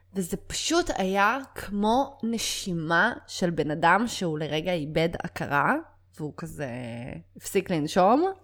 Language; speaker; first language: Hebrew; native; Hebrew